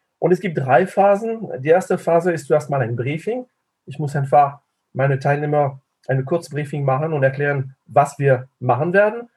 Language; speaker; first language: German; non-native, fluent; French